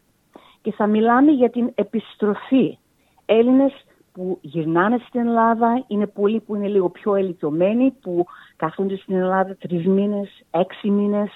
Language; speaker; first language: Greek; early bilingual, heritage; Greek